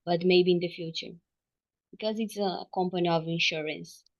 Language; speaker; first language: English; non-native, learner; Portuguese